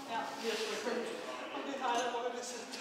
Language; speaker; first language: Danish; native; Danish